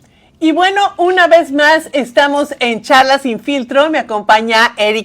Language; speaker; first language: Spanish; native; Spanish